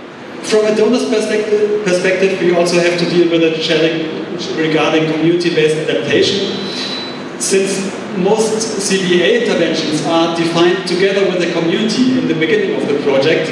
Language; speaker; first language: English; non-native, fluent; German